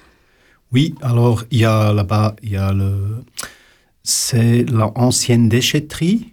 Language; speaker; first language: French; non-native, local second language; German